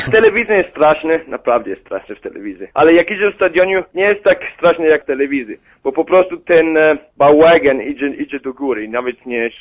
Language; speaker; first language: Polish; non-native, learner; Italian